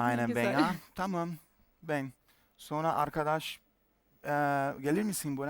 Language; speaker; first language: Turkish; non-native, learner; Portuguese